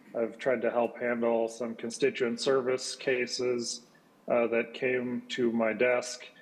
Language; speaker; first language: English; native; English